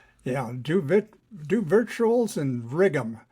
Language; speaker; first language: English; native; English